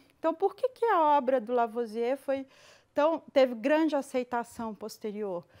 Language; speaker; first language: Portuguese; native; Portuguese